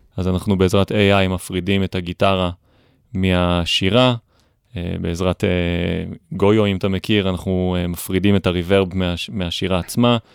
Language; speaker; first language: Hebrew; native; Hebrew